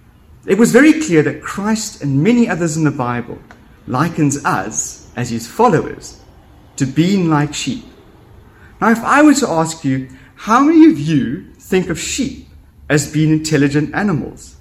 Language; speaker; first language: English; native; English